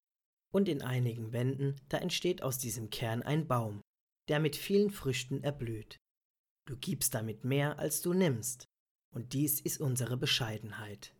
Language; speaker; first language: German; native; German